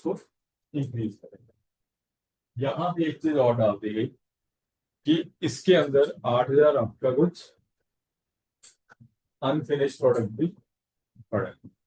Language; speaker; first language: Hindi; native; Hindi